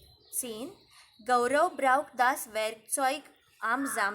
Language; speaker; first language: German; non-native, fluent; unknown